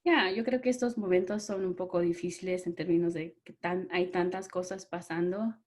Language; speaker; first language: Spanish; early bilingual, other home language; English